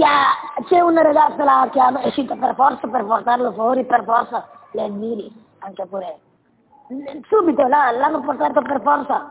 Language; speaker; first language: Italian; non-native, learner; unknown